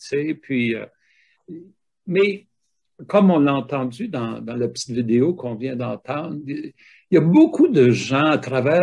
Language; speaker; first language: French; native; French